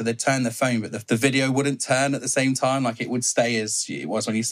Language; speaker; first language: English; native; English